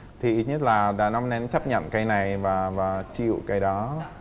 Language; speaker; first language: Vietnamese; non-native, fluent; Czech